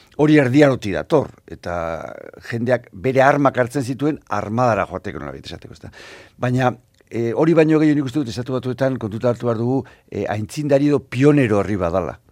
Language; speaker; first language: Basque; native; Basque